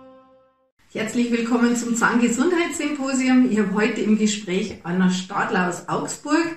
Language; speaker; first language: German; native; German